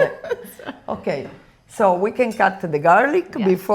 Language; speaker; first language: English; non-native, learner; Italian